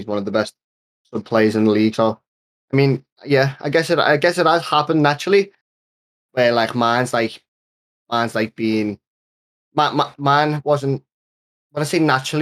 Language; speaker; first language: English; native; English